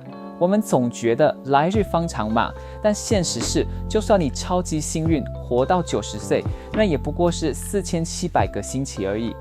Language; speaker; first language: Chinese; native; Chinese